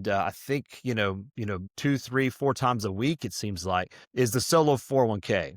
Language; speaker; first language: English; native; English